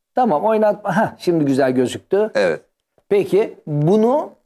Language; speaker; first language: Turkish; native; Turkish